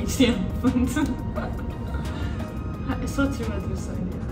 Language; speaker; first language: Turkish; early bilingual, heritage; Turkish